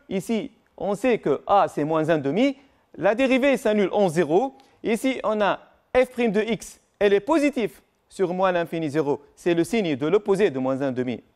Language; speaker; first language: French; non-native, local second language; Arabic